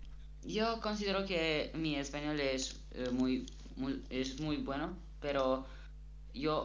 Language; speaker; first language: Spanish; early bilingual, other home language; Romanian